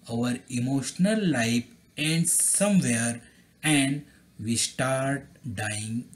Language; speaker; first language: English; non-native, local second language; Marathi